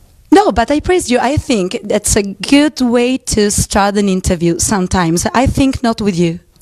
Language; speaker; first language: English; non-native, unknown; Italian